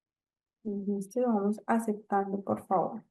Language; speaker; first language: Spanish; native; Spanish